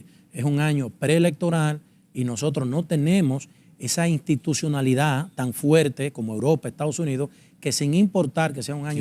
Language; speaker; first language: Spanish; native; Spanish